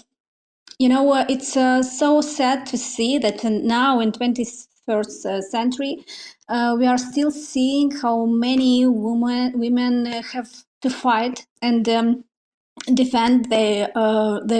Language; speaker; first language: English; non-native, fluent; Romanian